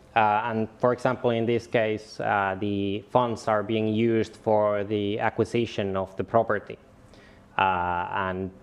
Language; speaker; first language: English; non-native, fluent; Finnish